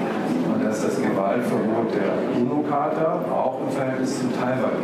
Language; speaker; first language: German; native; German